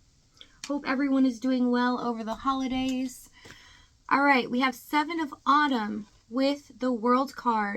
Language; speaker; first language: English; native; English